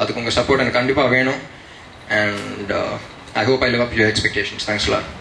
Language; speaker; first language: Tamil; non-native, local second language; Telugu